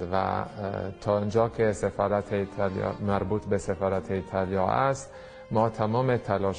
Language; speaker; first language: Persian; non-native, fluent; Italian